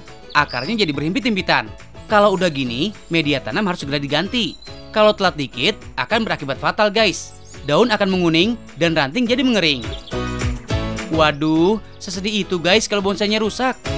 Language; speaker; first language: Indonesian; native; Indonesian